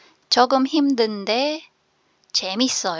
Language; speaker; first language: Korean; non-native, fluent; Filipino